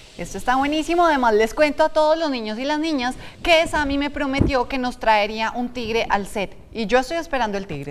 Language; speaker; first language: Spanish; native; Spanish